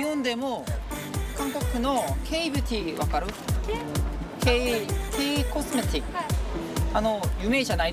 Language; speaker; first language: Japanese; non-native, learner; Korean